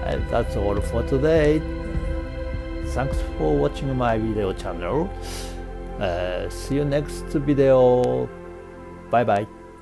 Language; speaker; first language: English; non-native, learner; Japanese